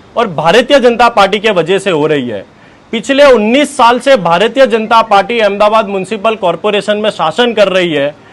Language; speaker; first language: Hindi; non-native, local second language; Gujarati